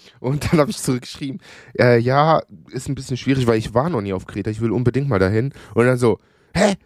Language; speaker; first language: German; early bilingual, other home language; Greek